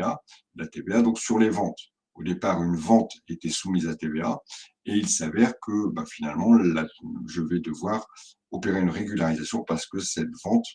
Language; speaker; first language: French; native; French